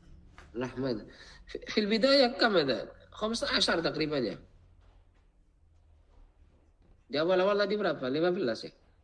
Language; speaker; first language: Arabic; non-native, fluent; Indonesian